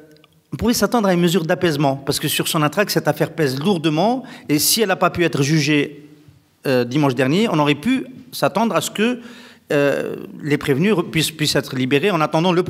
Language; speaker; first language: French; non-native, local second language; Arabic